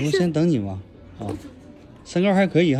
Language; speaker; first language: Chinese; native; Chinese